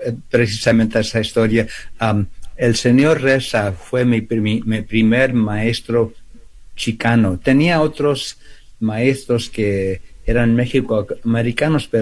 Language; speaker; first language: Spanish; early bilingual, heritage; Spanish